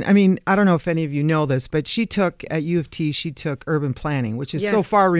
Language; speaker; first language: English; native; English